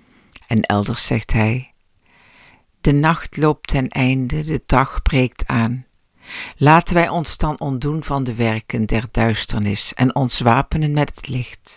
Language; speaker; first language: Dutch; native; Dutch